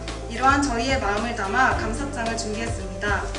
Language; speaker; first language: Korean; native; Korean